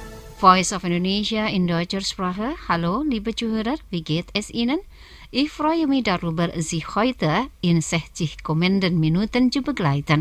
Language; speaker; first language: German; non-native, fluent; Indonesian